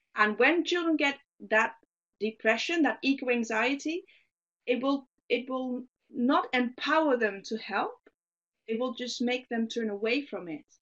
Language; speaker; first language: English; non-native, fluent; Dutch